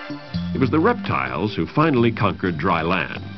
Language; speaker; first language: English; native; English